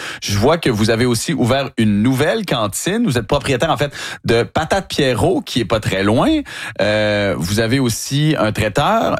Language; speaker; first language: French; native; French